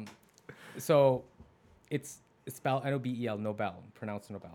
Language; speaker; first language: English; non-native, local second language; Punjabi